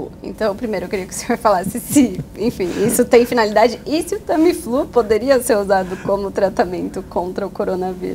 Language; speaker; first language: Portuguese; native; Portuguese